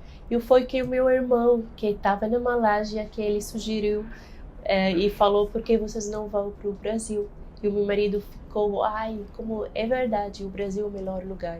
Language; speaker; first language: Portuguese; non-native, fluent; Arabic